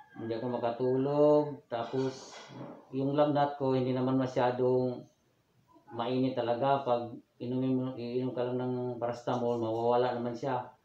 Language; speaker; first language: Filipino; non-native, local second language; Cebuano